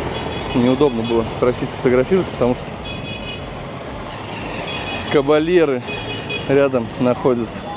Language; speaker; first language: Russian; native; Russian